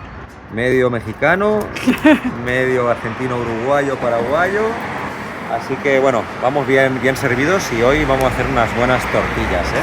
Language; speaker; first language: Spanish; native; Spanish